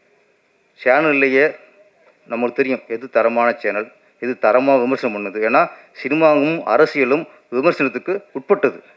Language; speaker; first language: Tamil; native; Tamil